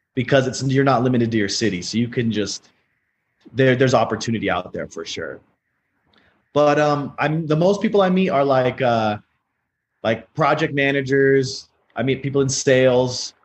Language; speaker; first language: English; native; English